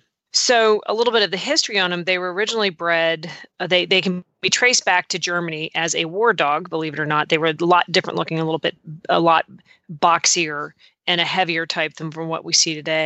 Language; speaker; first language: English; native; English